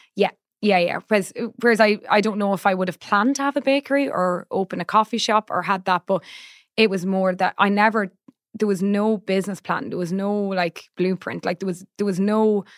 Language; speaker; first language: English; native; English